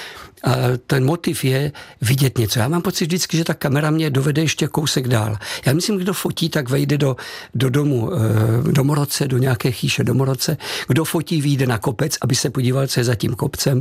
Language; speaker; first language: Czech; native; Czech